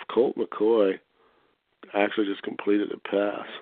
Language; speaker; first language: English; native; English